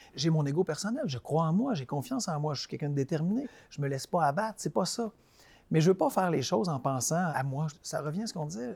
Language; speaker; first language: French; native; French